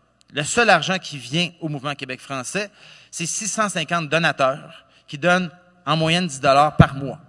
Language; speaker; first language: French; native; French